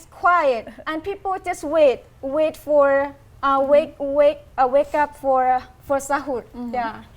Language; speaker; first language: English; non-native, fluent; Thai